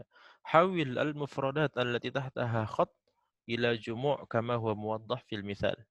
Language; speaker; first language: Arabic; non-native, fluent; Indonesian